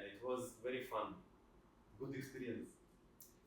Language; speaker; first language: English; non-native, fluent; Russian